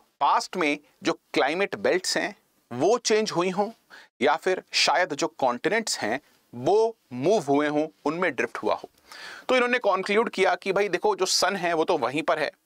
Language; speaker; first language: Hindi; native; Hindi